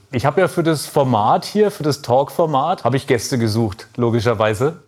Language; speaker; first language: German; native; German